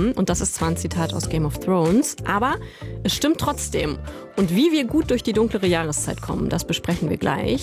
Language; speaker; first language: German; native; German